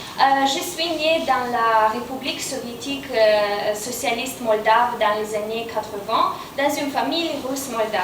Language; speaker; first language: French; non-native, fluent; Romanian